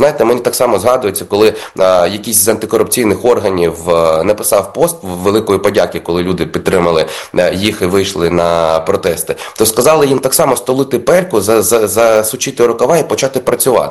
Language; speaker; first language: Ukrainian; native; Ukrainian